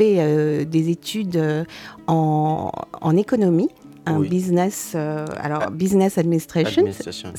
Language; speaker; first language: French; native; French